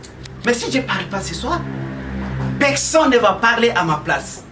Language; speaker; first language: French; non-native, local second language; Bambara